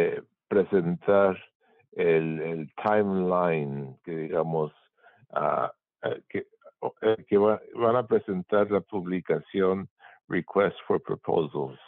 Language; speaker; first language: Spanish; early bilingual, heritage; Spanish